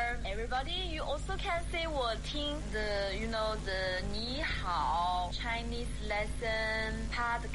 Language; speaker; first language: English; non-native, fluent; Chinese